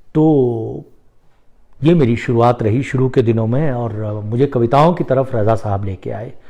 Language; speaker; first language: Hindi; non-native, local second language; Marathi